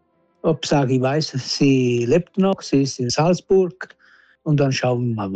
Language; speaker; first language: German; non-native, learner; Italian